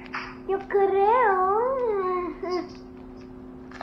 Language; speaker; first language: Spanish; early bilingual, heritage; English